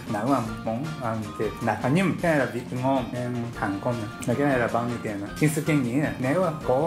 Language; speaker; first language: Vietnamese; non-native, learner; Japanese